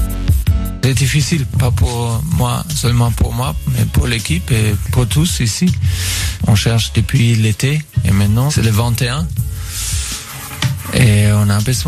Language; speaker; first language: French; non-native, fluent; German